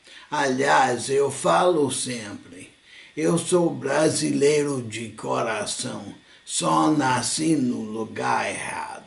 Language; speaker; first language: Portuguese; non-native, fluent; English